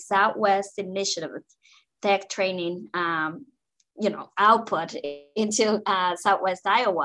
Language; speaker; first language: English; non-native, fluent; Spanish